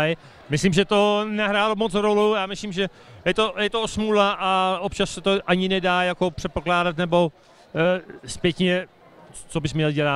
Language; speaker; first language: Czech; early bilingual, heritage; Czech